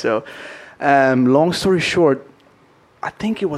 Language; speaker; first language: English; non-native, fluent; Dutch